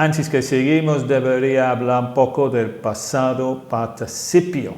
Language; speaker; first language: Spanish; non-native, fluent; English